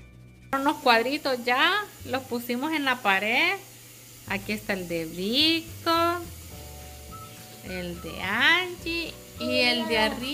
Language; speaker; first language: Spanish; native; Spanish